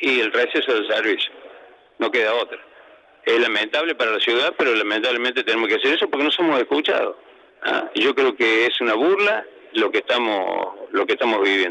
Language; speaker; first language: Spanish; native; Spanish